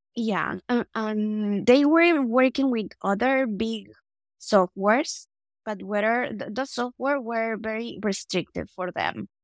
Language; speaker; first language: English; non-native, fluent; Spanish